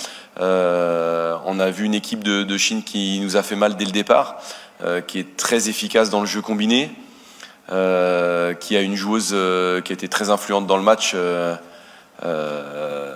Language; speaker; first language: French; native; French